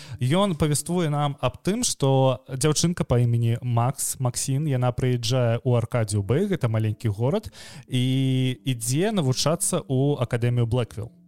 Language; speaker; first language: Belarusian; non-native, local second language; Russian